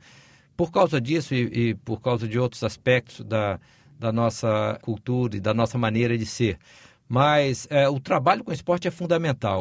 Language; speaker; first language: Portuguese; native; Portuguese